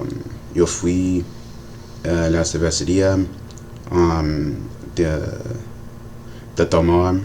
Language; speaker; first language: Spanish; non-native, learner; English